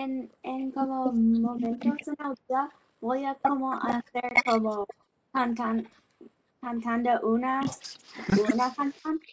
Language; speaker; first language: Spanish; non-native, learner; English